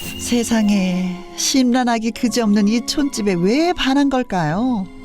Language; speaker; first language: Korean; native; Korean